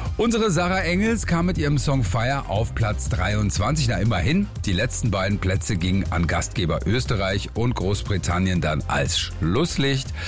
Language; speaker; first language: German; native; German